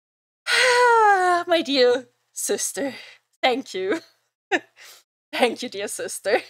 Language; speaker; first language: English; non-native, fluent; German